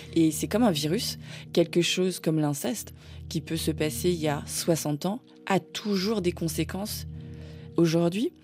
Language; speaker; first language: French; native; French